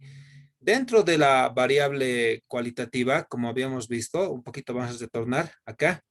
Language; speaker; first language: Spanish; native; Spanish